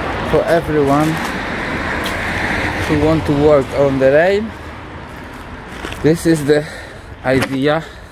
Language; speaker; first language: English; non-native, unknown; Polish